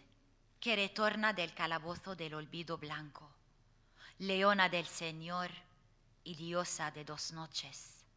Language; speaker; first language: Spanish; non-native, fluent; Arabic